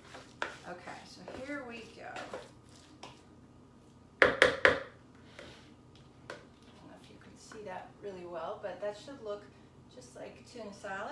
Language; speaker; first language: English; native; English